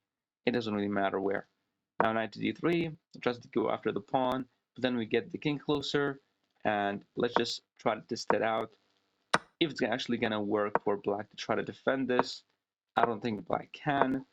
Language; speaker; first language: English; non-native, fluent; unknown